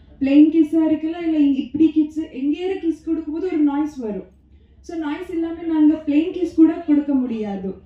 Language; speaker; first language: Tamil; non-native, local second language; Kannada